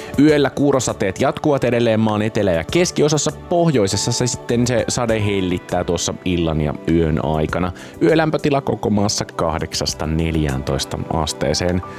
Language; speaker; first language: Finnish; native; Finnish